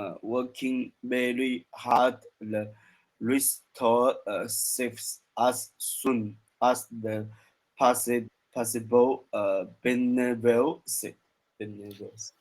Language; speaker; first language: English; non-native, learner; Chinese